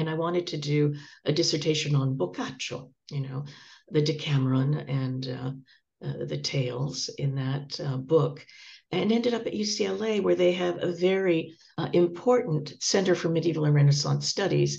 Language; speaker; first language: English; native; English